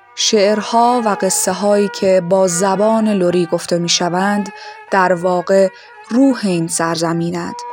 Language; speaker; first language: Persian; non-native, local second language; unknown